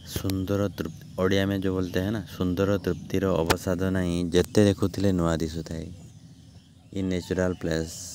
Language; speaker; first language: Hindi; non-native, local second language; Odia